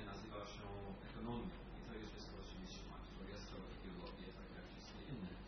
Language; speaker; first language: Polish; non-native, fluent; English